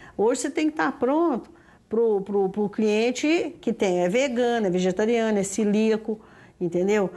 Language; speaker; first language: Portuguese; native; Portuguese